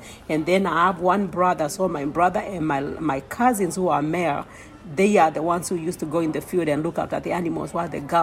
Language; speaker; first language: English; non-native, local second language; Kamba